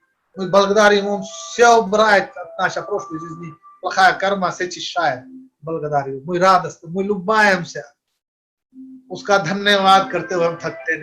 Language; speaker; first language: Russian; non-native, learner; Hindi